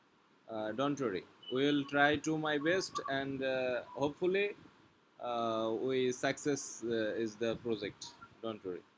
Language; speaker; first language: English; non-native, learner; Bangla